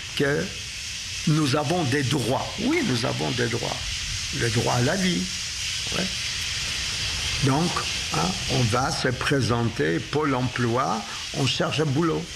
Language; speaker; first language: French; non-native, fluent; Polish